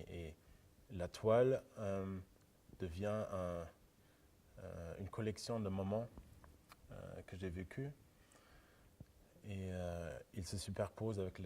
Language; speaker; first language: French; non-native, local second language; Luxembourgish